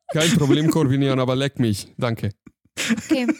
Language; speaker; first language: German; non-native, fluent; Hungarian